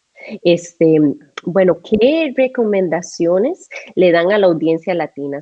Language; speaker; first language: Spanish; native; Spanish